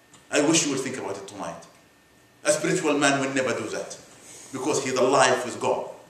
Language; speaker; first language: English; non-native, fluent; Arabic